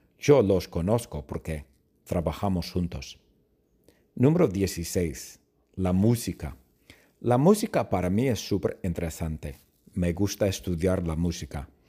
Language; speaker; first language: Spanish; non-native, fluent; English